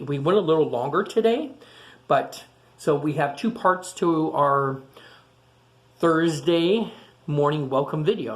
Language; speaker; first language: English; native; English